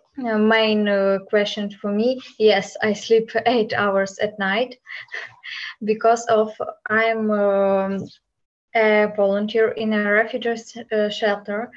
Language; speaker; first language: English; non-native, learner; Ukrainian